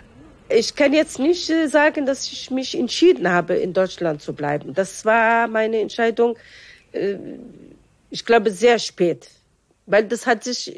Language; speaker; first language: German; non-native, fluent; Arabic